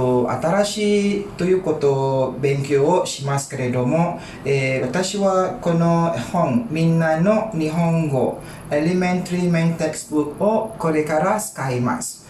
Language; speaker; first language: Japanese; non-native, fluent; Malay